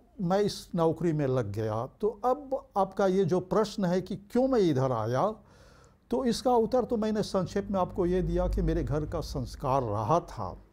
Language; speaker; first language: Hindi; early bilingual, heritage; Bhojpuri